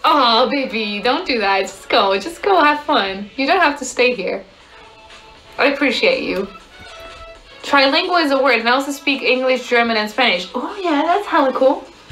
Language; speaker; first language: English; non-native, fluent; Dutch